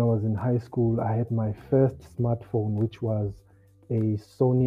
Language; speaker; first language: English; non-native, local second language; Xhosa